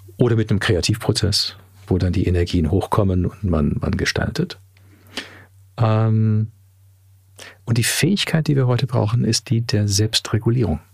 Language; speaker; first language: German; early bilingual, heritage; German